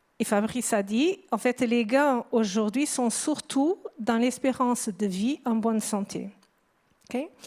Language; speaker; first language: French; non-native, fluent; Portuguese